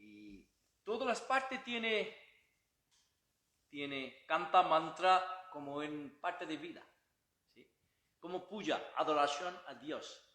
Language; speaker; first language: Spanish; non-native, learner; Bangla